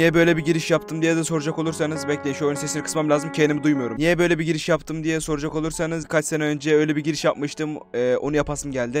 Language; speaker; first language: Turkish; native; Turkish